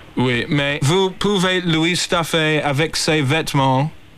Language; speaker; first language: French; non-native, learner; English